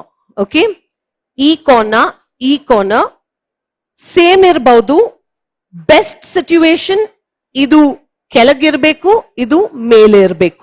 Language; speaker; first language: Kannada; non-native, learner; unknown